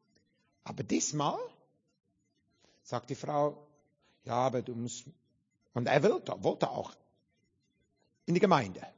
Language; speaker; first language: German; non-native, learner; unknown